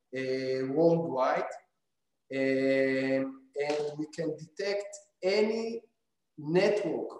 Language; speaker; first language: English; non-native, fluent; Hebrew